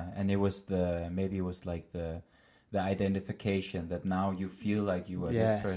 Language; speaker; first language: English; non-native, fluent; Danish